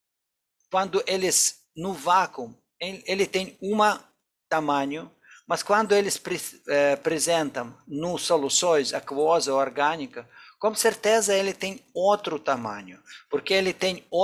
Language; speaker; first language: Portuguese; non-native, fluent; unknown